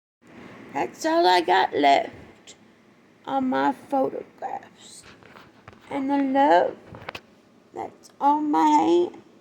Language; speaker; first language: English; native; English